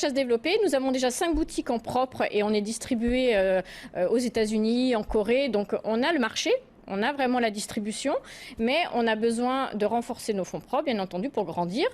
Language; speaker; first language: French; native; French